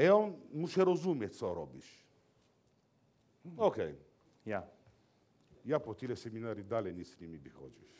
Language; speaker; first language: Polish; non-native, learner; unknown